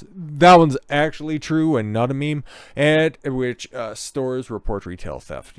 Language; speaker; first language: English; native; English